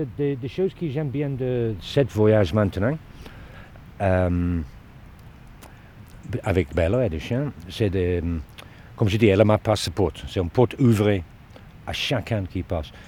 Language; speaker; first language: French; non-native, learner; Dutch